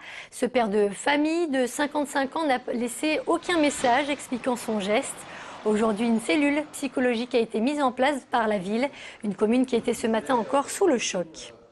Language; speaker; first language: French; native; French